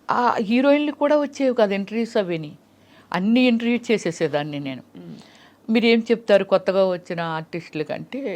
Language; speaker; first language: Telugu; native; Telugu